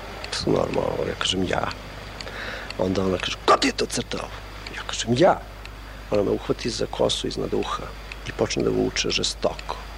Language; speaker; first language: Serbian; non-native, local second language; Albanian